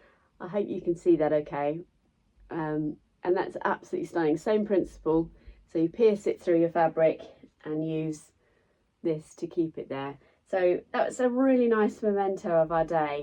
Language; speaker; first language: English; native; English